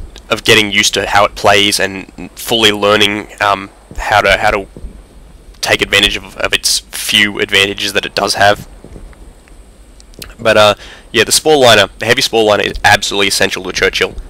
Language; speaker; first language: English; native; English